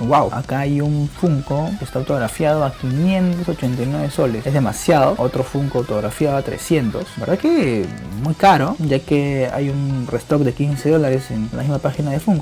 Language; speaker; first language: Spanish; native; Spanish